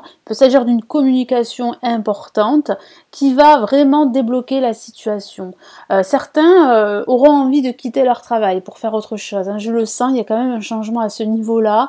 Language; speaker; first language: French; native; French